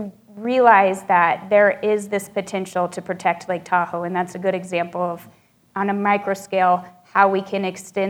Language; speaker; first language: English; native; English